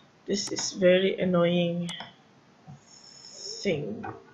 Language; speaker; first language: English; non-native, local second language; Malay